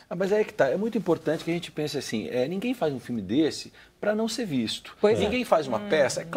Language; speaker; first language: Portuguese; native; Portuguese